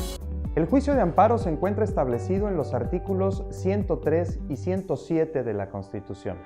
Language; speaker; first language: Spanish; native; Spanish